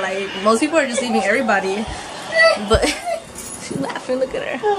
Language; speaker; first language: English; early bilingual, other home language; Spanish